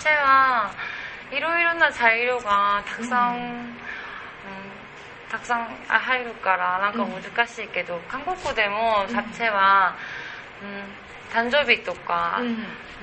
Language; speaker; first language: Japanese; non-native, learner; Korean